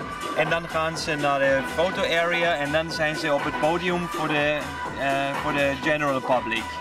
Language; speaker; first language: Dutch; non-native, fluent; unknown